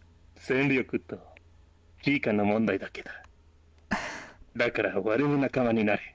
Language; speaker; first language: Japanese; non-native, learner; English